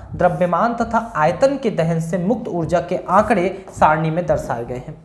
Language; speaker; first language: Hindi; native; Hindi